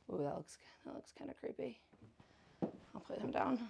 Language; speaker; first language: English; native; English